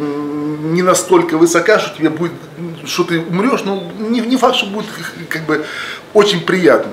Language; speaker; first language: Russian; native; Russian